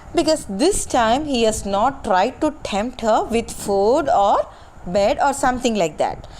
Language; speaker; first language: English; non-native, local second language; Tamil